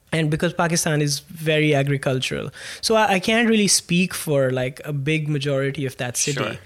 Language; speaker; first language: English; non-native, local second language; Punjabi